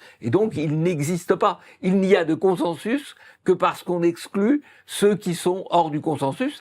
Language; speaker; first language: French; native; French